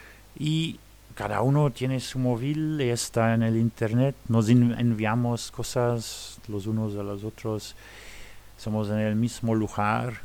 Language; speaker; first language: Spanish; non-native, fluent; Luxembourgish